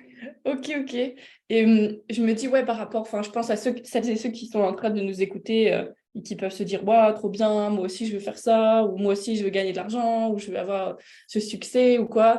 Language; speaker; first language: French; native; French